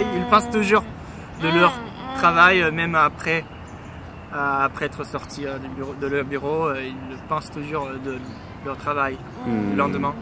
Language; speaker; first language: French; non-native, fluent; Japanese